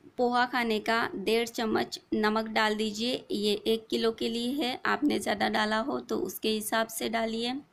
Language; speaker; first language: Hindi; non-native, local second language; Marathi